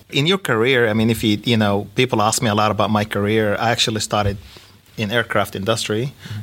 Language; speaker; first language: English; native; English